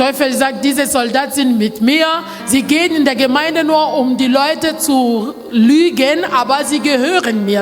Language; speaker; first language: German; non-native, learner; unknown